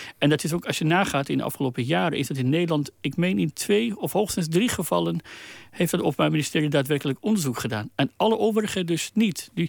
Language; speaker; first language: Dutch; non-native, fluent; Persian